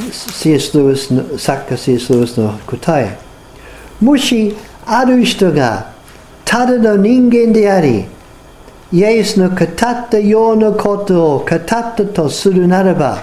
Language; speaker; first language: Japanese; non-native, fluent; English